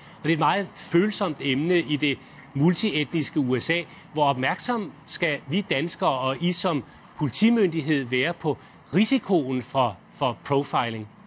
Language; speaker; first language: Danish; native; Danish